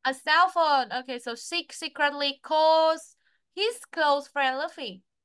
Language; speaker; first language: English; non-native, fluent; Vietnamese